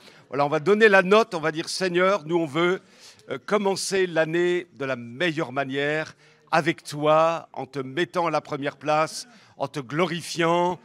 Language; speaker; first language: French; native; French